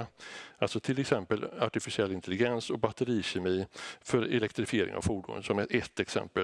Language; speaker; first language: Swedish; native; Swedish